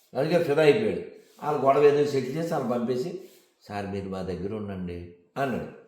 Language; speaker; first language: Telugu; native; Telugu